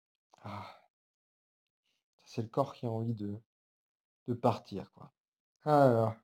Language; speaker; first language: French; native; French